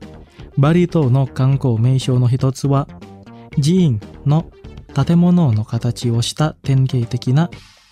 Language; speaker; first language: Japanese; non-native, fluent; Indonesian